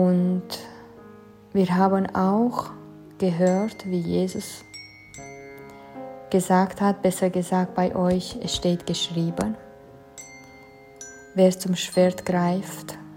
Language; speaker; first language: German; non-native, fluent; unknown